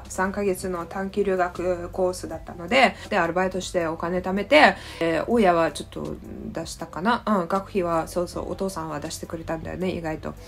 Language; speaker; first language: Japanese; non-native, fluent; Russian